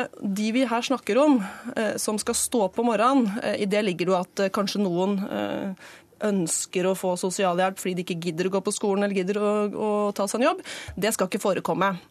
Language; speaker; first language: Norwegian; native; Norwegian